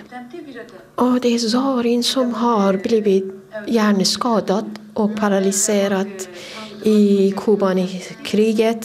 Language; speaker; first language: Swedish; non-native, fluent; Persian